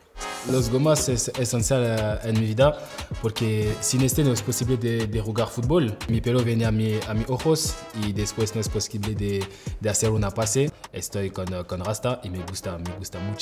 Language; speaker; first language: Spanish; non-native, learner; French